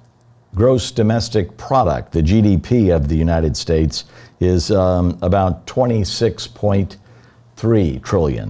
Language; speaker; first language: English; native; English